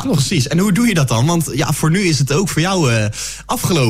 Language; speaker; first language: Dutch; native; Dutch